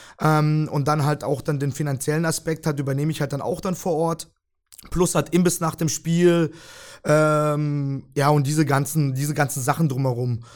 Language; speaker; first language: German; early bilingual, other home language; Russian